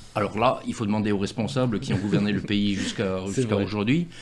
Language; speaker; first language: French; native; French